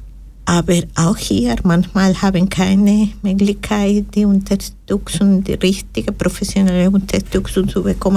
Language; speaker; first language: German; non-native, learner; Spanish